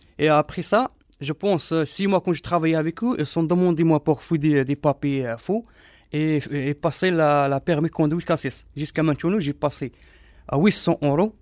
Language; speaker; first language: French; non-native, learner; Arabic